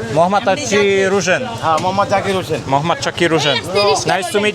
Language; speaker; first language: English; non-native, learner; Slovak